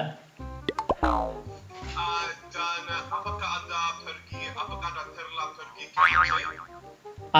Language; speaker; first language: Indonesian; non-native, learner; English